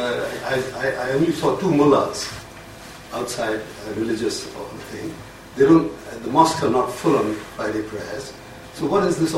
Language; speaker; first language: English; non-native, local second language; Urdu